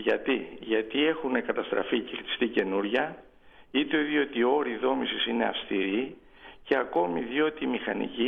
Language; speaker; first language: Greek; native; Greek